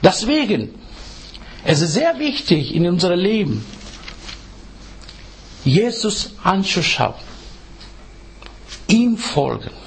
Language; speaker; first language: German; non-native, fluent; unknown